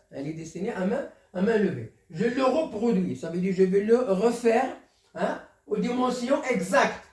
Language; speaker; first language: French; non-native, local second language; Arabic